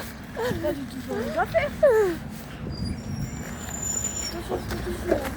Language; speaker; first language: French; native; French